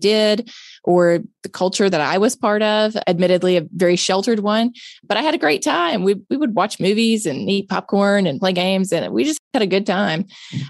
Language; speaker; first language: English; native; English